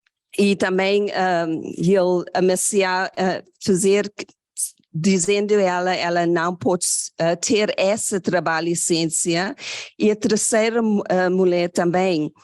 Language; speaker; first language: Portuguese; non-native, fluent; English